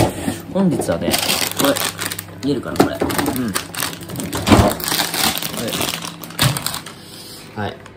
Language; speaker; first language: Japanese; native; Japanese